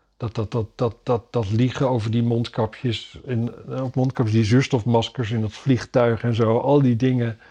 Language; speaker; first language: Dutch; native; Dutch